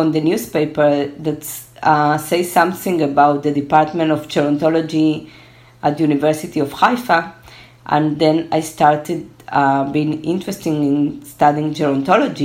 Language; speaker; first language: English; early bilingual, other home language; Spanish